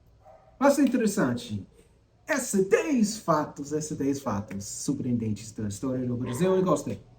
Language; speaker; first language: Portuguese; non-native, learner; English